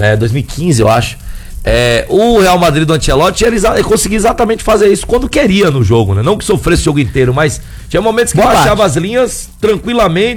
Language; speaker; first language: Portuguese; native; Portuguese